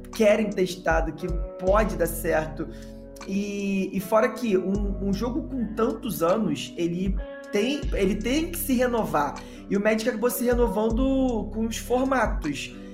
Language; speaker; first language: Portuguese; native; Portuguese